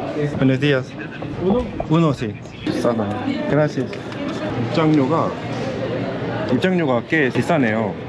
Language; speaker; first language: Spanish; non-native, learner; Korean